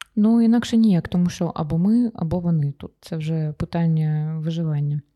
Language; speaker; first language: Ukrainian; native; Ukrainian